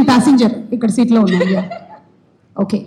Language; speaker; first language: Telugu; native; Telugu